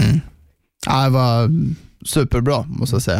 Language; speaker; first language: Swedish; native; Swedish